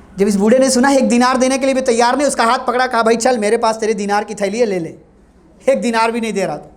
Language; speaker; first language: Urdu; native; Urdu